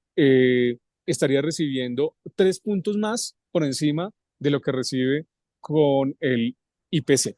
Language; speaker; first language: Spanish; native; Spanish